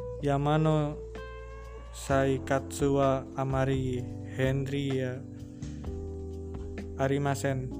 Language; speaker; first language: Japanese; non-native, learner; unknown